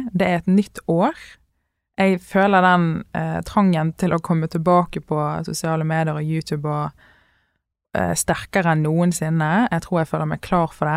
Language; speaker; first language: Norwegian; native; Norwegian